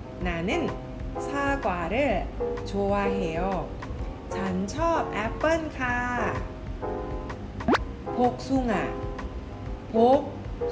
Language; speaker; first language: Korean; non-native, fluent; Thai